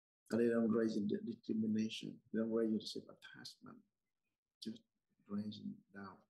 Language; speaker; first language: English; non-native, learner; Vietnamese